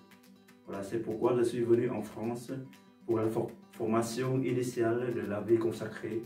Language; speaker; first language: French; non-native, fluent; Vietnamese